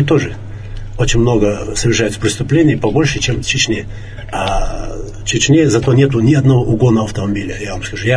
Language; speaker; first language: Russian; non-native, local second language; Chechen